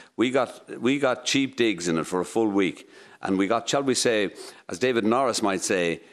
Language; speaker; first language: English; native; English